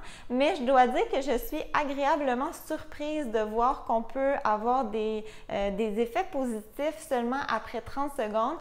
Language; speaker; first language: French; native; French